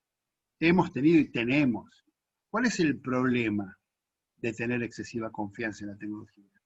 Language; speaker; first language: Spanish; native; Spanish